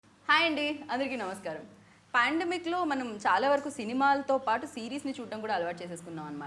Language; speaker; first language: Telugu; native; Telugu